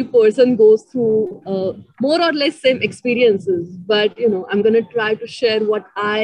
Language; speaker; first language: English; non-native, local second language; Marathi